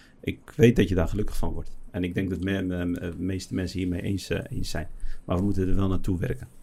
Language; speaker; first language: Dutch; early bilingual, other home language; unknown